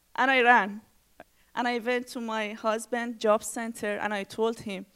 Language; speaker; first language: English; non-native, learner; Persian